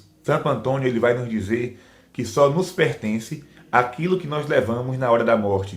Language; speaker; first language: Portuguese; native; Portuguese